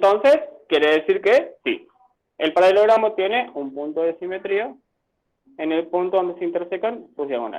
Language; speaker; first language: Spanish; native; Spanish